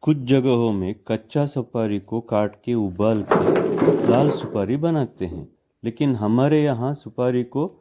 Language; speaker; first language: Hindi; non-native, local second language; Kannada